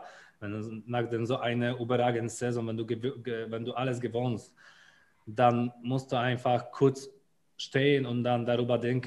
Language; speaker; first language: German; non-native, learner; Polish